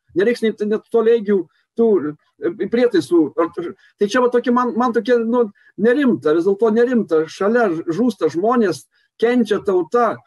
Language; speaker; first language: Lithuanian; native; Lithuanian